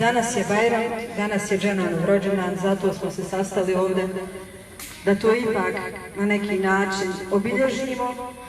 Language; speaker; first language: Bosnian; native; Bosnian